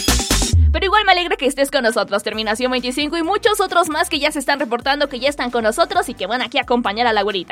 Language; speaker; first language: Spanish; native; Spanish